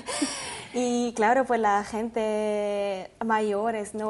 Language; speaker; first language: Spanish; non-native, learner; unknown